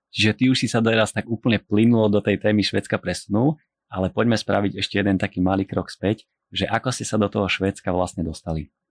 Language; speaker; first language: Slovak; native; Slovak